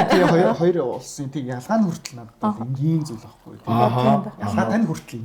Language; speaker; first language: Mongolian; non-native, fluent; Japanese